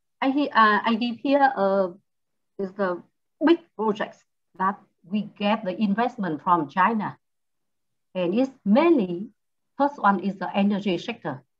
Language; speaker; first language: English; non-native, learner; Vietnamese